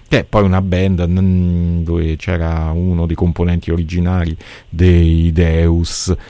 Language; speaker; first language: Italian; native; Italian